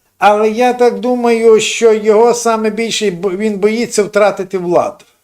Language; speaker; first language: Ukrainian; native; Ukrainian